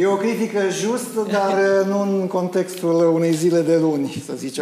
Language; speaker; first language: Romanian; native; Romanian